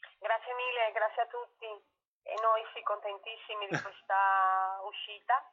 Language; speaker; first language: Italian; non-native, fluent; Spanish